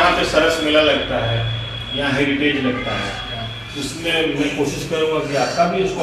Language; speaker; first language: Hindi; native; Hindi